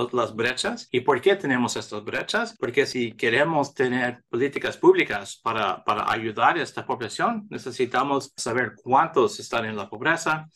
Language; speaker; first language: Spanish; early bilingual, heritage; English